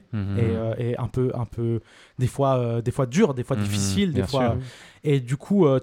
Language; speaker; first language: French; early bilingual, other home language; Spanish